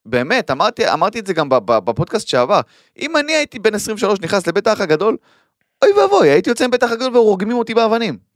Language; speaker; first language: Hebrew; native; Hebrew